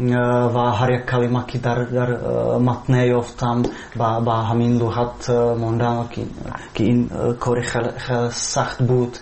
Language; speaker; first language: Persian; non-native, fluent; Czech